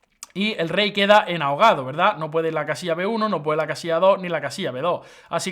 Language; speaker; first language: Spanish; native; Spanish